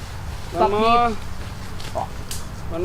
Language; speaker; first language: English; non-native, learner; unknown